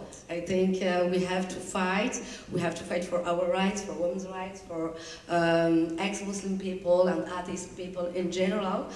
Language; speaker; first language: English; non-native, learner; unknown